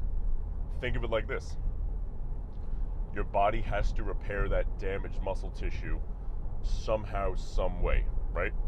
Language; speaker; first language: English; native; English